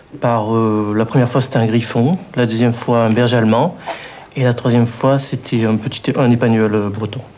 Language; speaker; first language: French; native; French